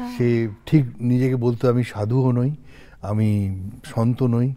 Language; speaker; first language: Bangla; native; Bangla